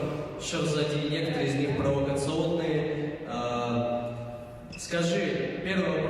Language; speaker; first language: Russian; native; Russian